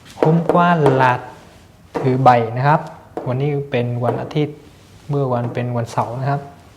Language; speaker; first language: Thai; non-native, fluent; Vietnamese